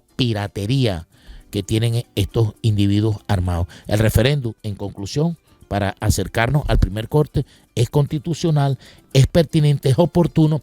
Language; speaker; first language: Spanish; native; Spanish